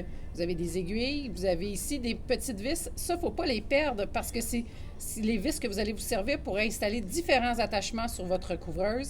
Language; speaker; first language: French; native; French